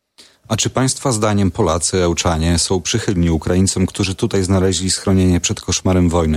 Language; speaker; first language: Polish; native; Polish